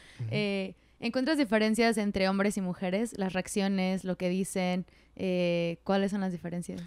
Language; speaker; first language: Spanish; native; Spanish